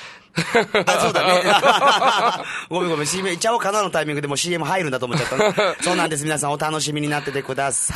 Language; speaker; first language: Japanese; native; Japanese